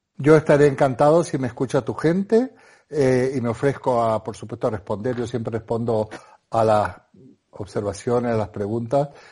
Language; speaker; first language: Spanish; native; Spanish